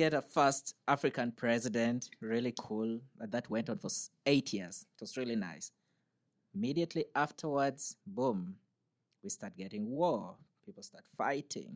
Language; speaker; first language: English; non-native, local second language; Acoli